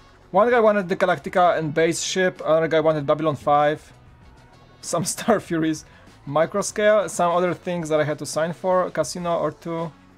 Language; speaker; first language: English; non-native, fluent; Polish